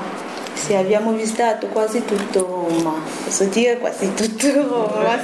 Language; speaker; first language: Italian; non-native, fluent; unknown